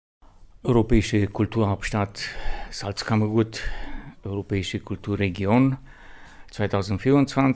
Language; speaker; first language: German; non-native, fluent; Romanian